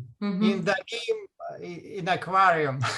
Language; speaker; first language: Hebrew; non-native, learner; Russian